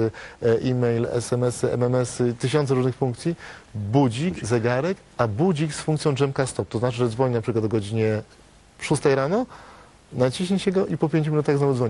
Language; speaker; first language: Polish; native; Polish